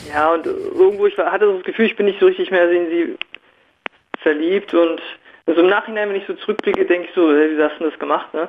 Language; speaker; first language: German; native; German